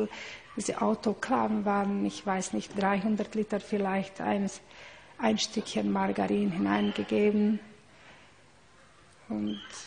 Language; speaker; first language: German; non-native, learner; Hungarian